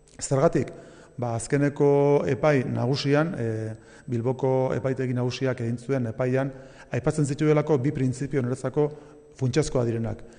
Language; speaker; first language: Basque; native; Basque